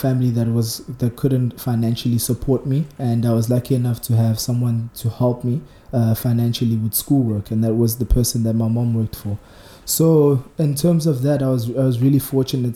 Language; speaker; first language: English; non-native, local second language; Zulu